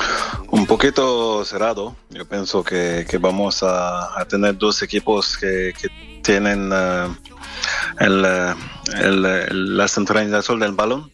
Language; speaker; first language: Spanish; non-native, learner; French